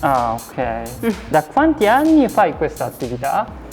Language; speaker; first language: Italian; non-native, fluent; Japanese